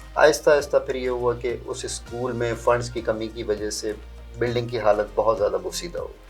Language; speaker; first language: Urdu; native; Urdu